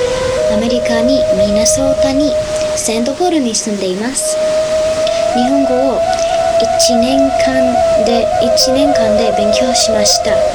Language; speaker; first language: Japanese; non-native, learner; English